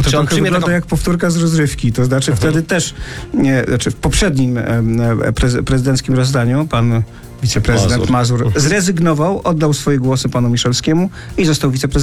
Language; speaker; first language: Polish; native; Polish